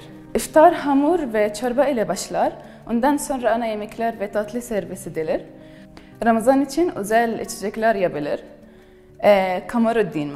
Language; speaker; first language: Turkish; non-native, fluent; Arabic